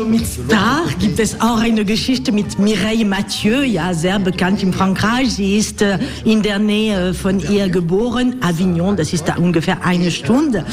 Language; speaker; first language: German; non-native, learner; French